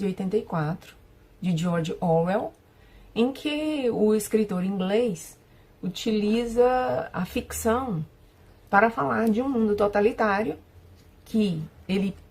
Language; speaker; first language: Portuguese; non-native, fluent; Spanish